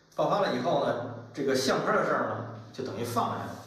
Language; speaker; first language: Chinese; native; Chinese